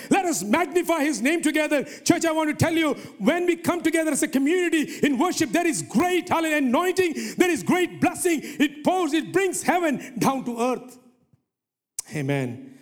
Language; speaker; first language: English; non-native, local second language; Malayalam